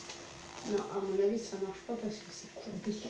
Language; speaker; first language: French; native; French